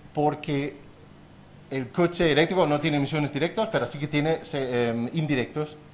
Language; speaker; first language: Spanish; non-native, fluent; Danish